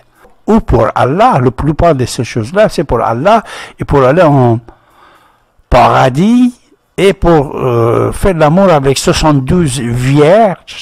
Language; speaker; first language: French; non-native, fluent; Persian